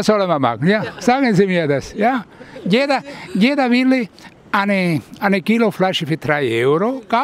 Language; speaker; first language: German; non-native, learner; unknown